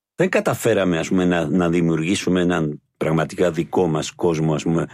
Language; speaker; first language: Greek; non-native, fluent; Spanish